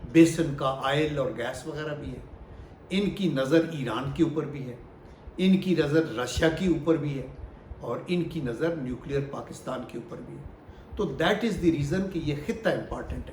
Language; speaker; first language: Urdu; native; Urdu